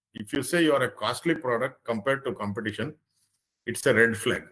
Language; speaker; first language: English; non-native, local second language; Kannada